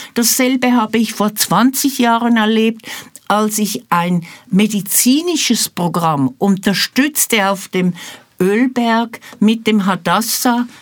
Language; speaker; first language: German; native; German